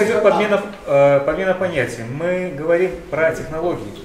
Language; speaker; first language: Russian; native; Russian